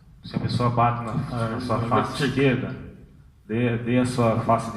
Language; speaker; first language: Portuguese; native; Portuguese